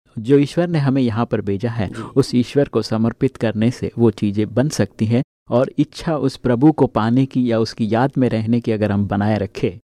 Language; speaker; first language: Hindi; native; Hindi